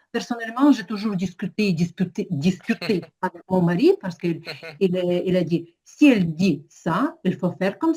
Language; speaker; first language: French; non-native, fluent; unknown